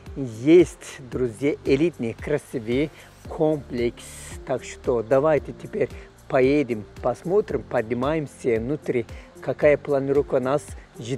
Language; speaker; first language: Russian; non-native, fluent; Turkish